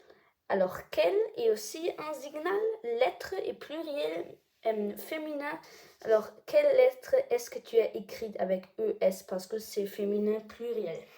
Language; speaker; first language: French; non-native, learner; German